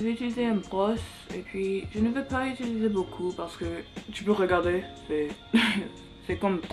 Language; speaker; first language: French; non-native, learner; English